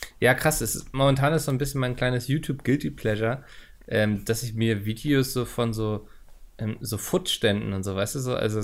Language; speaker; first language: German; native; German